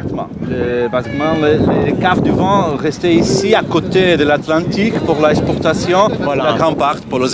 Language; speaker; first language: French; non-native, learner; Portuguese